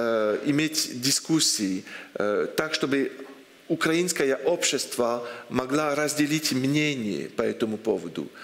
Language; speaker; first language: Russian; non-native, fluent; French